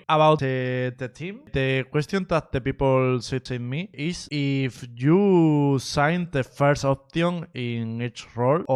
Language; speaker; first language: English; non-native, learner; Spanish